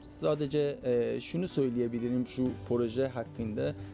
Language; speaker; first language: Turkish; non-native, fluent; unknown